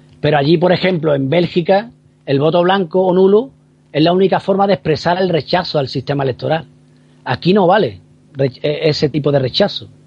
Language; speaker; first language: Spanish; native; Spanish